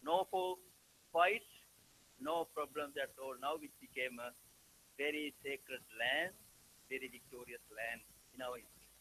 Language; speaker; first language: English; non-native, local second language; Sinhala